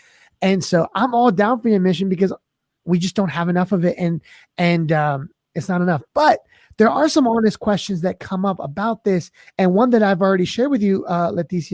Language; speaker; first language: English; native; English